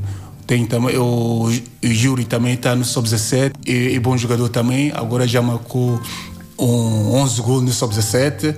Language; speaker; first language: Portuguese; non-native, learner; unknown